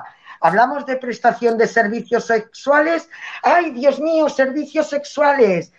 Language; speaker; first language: Spanish; native; Spanish